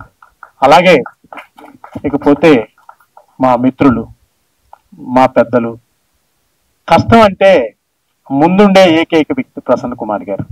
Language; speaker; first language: Telugu; native; Telugu